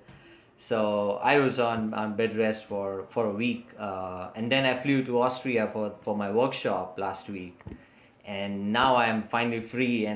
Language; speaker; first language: English; native; English